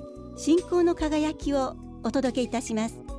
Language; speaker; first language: Japanese; native; Japanese